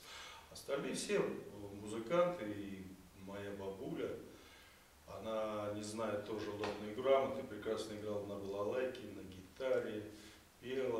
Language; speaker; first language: Russian; native; Russian